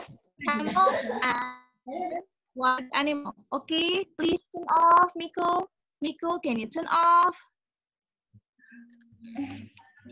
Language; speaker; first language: English; non-native, learner; Indonesian